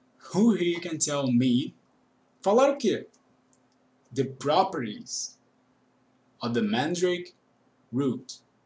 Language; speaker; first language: English; non-native, fluent; Portuguese